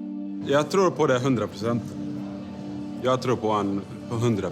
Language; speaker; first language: Swedish; non-native, learner; Arabic